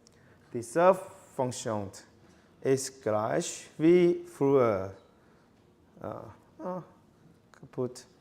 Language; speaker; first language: German; non-native, learner; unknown